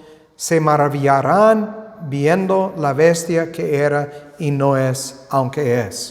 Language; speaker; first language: Spanish; non-native, fluent; English